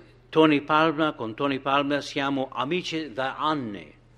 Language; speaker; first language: Italian; native; Italian